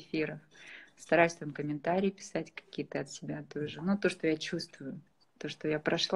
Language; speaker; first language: Russian; native; Russian